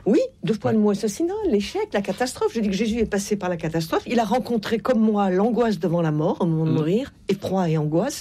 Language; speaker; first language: French; native; French